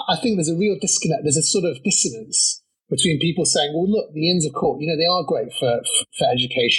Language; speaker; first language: English; native; English